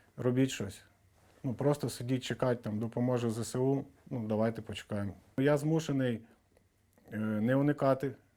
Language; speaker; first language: Ukrainian; non-native, local second language; Russian